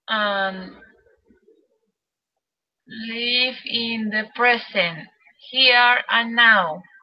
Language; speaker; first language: English; non-native, learner; Spanish